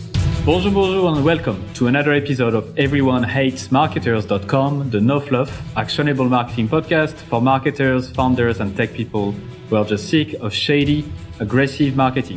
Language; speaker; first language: English; non-native, fluent; French